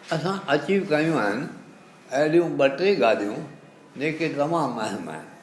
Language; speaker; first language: Sindhi; native; Sindhi